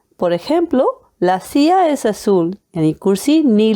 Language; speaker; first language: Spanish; non-native, fluent; Hindi